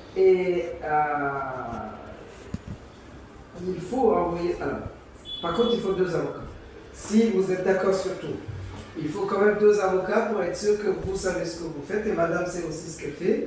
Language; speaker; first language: French; native; French